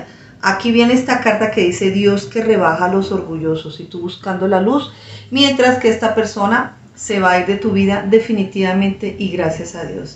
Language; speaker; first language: Spanish; native; Spanish